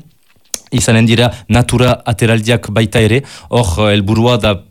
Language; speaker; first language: Basque; native; Basque